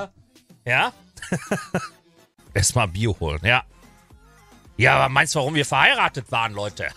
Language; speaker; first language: German; native; German